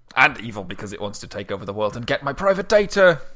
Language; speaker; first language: English; non-native, fluent; Luxembourgish